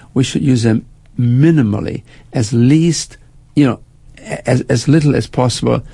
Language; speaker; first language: English; non-native, fluent; German